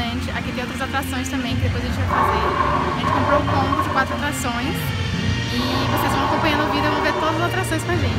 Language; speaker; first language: Portuguese; native; Portuguese